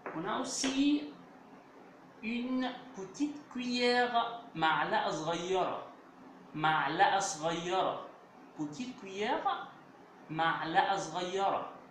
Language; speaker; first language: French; non-native, fluent; Arabic